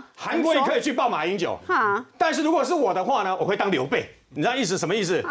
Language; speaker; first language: Chinese; native; Chinese